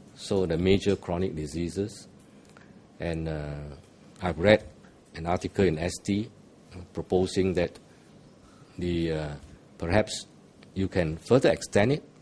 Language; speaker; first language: English; non-native, local second language; Chinese